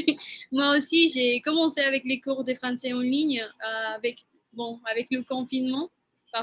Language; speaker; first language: French; non-native, fluent; Spanish